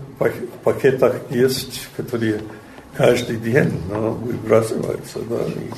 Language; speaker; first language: Russian; non-native, learner; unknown